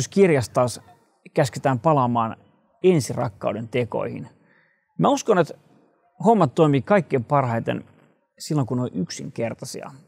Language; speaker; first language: Finnish; native; Finnish